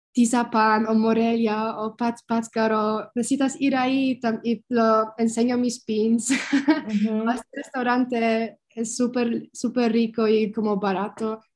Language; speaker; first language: Spanish; non-native, learner; Polish